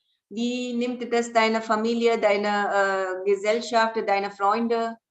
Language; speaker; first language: German; non-native, fluent; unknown